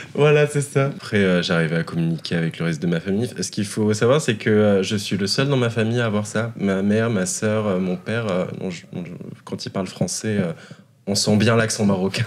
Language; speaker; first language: French; non-native, local second language; Arabic